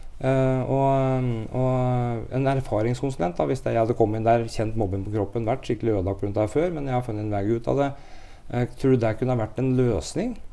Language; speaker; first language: Norwegian; native; Norwegian